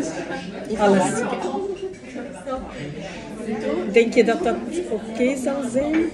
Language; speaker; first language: Dutch; non-native, fluent; French